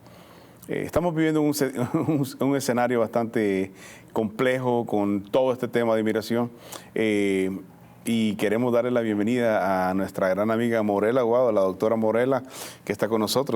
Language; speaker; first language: Spanish; native; Spanish